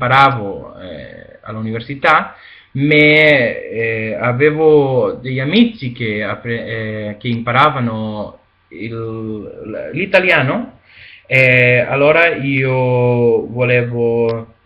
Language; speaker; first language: Italian; non-native, learner; Spanish